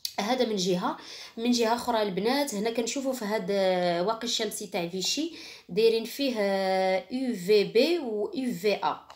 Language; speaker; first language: Arabic; native; Arabic